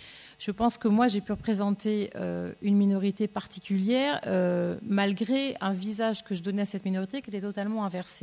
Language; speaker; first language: French; native; French